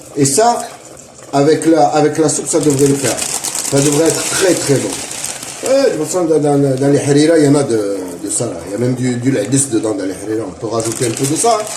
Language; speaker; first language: French; non-native, local second language; Arabic